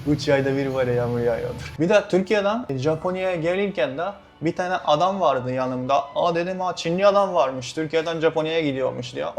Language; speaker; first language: Turkish; non-native, fluent; Japanese